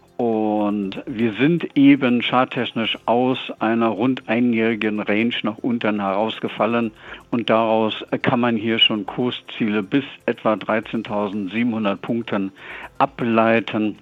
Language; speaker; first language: German; native; German